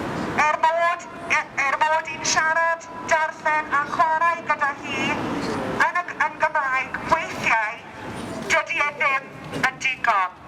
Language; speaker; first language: Welsh; non-native, local second language; English